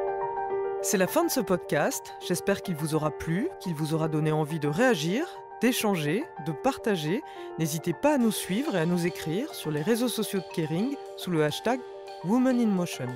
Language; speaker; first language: French; native; French